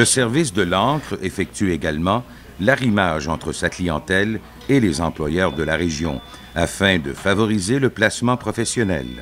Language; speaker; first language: French; native; French